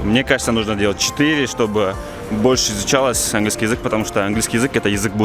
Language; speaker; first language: Russian; non-native, local second language; Kyrgyz